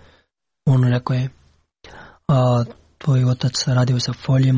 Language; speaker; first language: Serbian; non-native, learner; Pashto